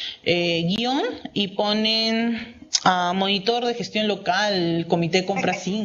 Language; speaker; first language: Spanish; native; Spanish